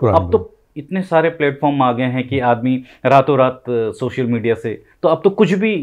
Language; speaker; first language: Hindi; native; Hindi